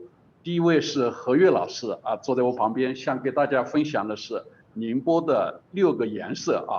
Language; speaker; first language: Chinese; native; Chinese